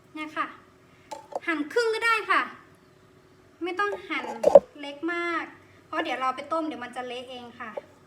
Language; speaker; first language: Thai; native; Thai